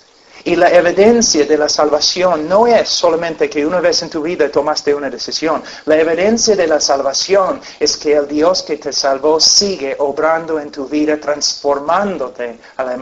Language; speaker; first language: Spanish; non-native, fluent; English